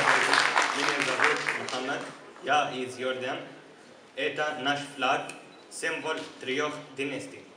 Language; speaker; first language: Russian; non-native, learner; Arabic